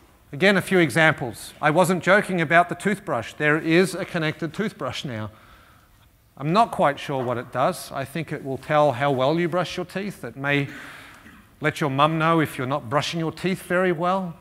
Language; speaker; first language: English; native; English